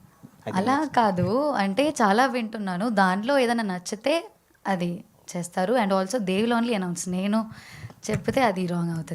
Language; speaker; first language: Telugu; non-native, fluent; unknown